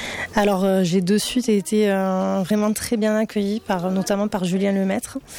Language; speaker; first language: French; native; French